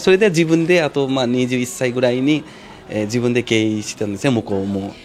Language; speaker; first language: Japanese; non-native, fluent; Nepali